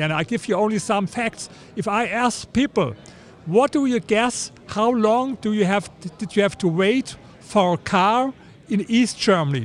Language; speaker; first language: English; non-native, fluent; German